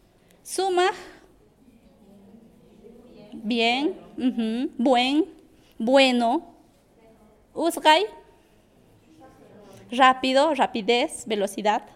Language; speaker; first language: Spanish; non-native, local second language; Quechua